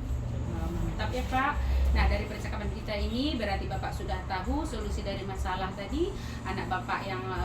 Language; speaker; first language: Indonesian; native; Indonesian